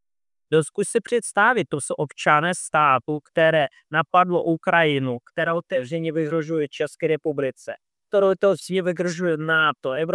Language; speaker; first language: Czech; non-native, fluent; Russian